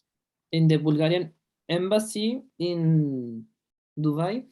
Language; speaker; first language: English; non-native, learner; Spanish